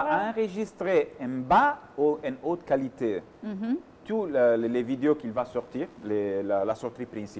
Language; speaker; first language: French; non-native, fluent; Italian